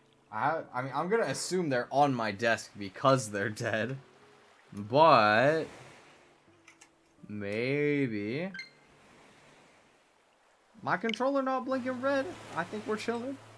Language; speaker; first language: English; native; English